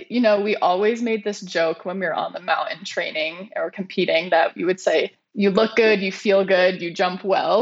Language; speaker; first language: English; native; English